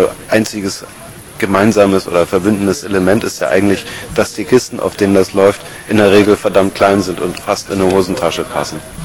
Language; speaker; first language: German; native; German